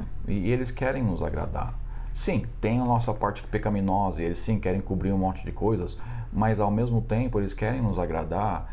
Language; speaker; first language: Portuguese; non-native, fluent; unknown